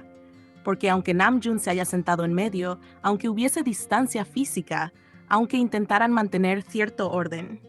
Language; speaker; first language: Spanish; native; Spanish